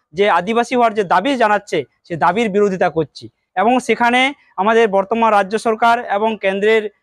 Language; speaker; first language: Bangla; non-native, local second language; Santali